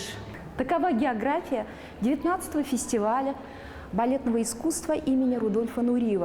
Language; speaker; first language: Russian; native; Russian